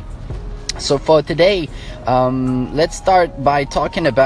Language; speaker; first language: English; non-native, fluent; French